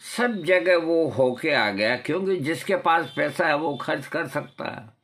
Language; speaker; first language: Hindi; non-native, local second language; Marwari